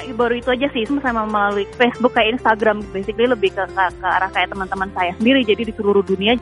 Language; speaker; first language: Indonesian; native; Indonesian